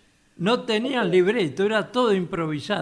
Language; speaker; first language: Spanish; native; Spanish